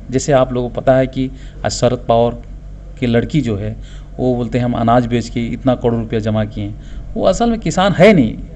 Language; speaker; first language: Hindi; non-native, local second language; Assamese